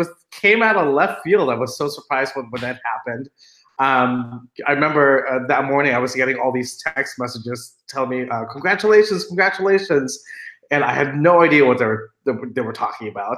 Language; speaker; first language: English; non-native, local second language; Filipino